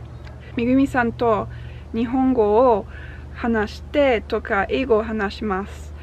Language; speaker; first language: Japanese; non-native, learner; English